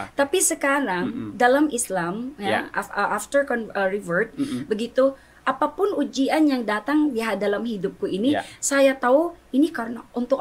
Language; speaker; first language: Indonesian; non-native, fluent; German